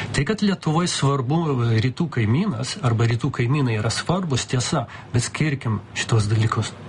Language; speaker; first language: Lithuanian; non-native, local second language; Russian